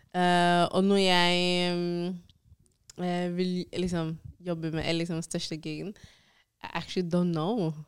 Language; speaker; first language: Norwegian; early bilingual, other home language; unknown